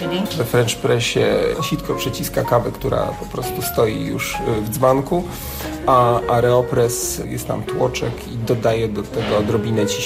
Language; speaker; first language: Polish; native; Polish